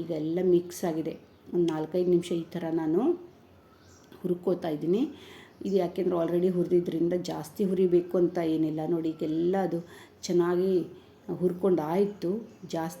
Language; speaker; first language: Kannada; native; Kannada